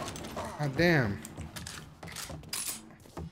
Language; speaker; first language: English; native; English